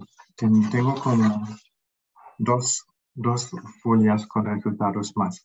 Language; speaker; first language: Spanish; non-native, fluent; German